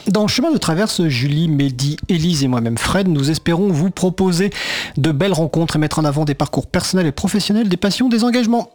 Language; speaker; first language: French; native; French